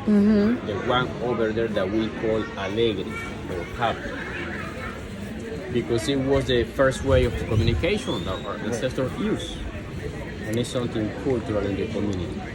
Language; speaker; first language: English; non-native, fluent; Spanish